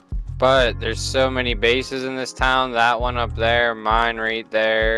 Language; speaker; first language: English; native; English